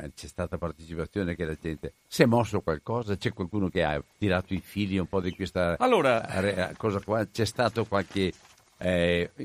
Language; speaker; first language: Italian; native; Italian